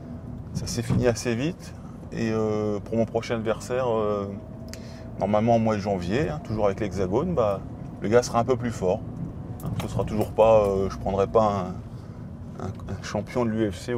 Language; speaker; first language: French; native; French